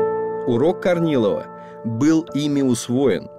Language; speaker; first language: Russian; native; Russian